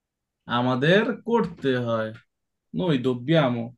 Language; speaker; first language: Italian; non-native, fluent; Bangla